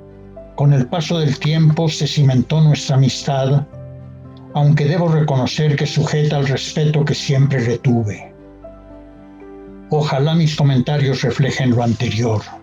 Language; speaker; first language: Spanish; native; Spanish